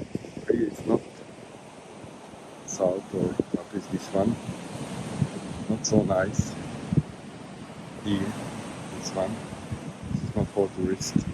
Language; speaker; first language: English; non-native, learner; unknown